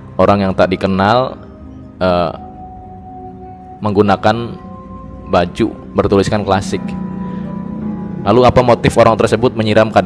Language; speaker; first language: Indonesian; native; Indonesian